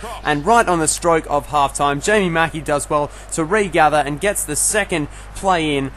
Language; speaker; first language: English; native; English